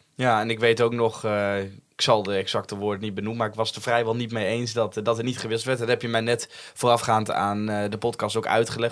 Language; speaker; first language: Dutch; native; Dutch